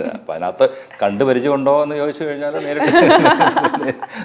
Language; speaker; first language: Malayalam; native; Malayalam